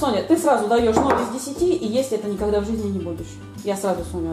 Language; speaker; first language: Russian; native; Russian